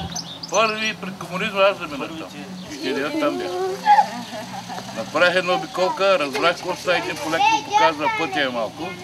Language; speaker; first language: Bulgarian; non-native, local second language; Romany